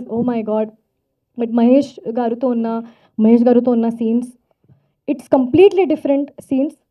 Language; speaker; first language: Telugu; non-native, fluent; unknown